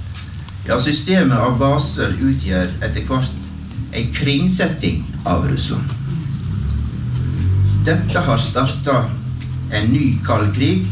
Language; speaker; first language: Norwegian; native; Norwegian